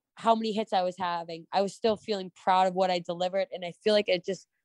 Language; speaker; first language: English; native; English